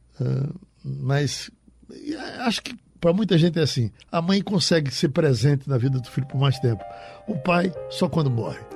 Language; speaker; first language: Portuguese; native; Portuguese